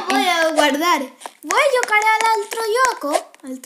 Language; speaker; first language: Italian; non-native, learner; Spanish